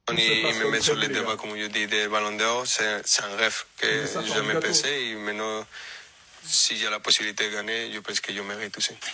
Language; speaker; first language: French; non-native, fluent; Spanish